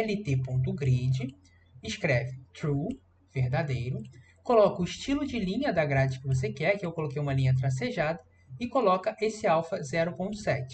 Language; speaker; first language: Portuguese; native; Portuguese